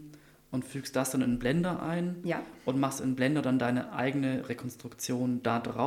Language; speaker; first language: German; native; German